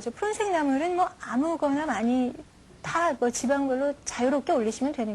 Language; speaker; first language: Korean; native; Korean